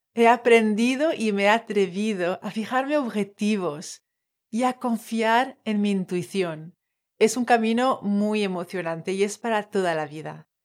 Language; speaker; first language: Spanish; non-native, fluent; French